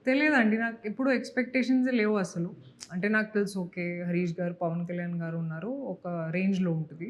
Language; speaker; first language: Telugu; non-native, fluent; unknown